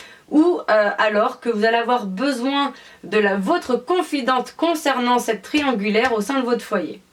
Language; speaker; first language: French; native; French